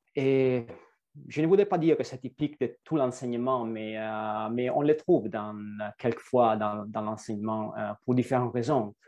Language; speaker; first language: French; non-native, fluent; Italian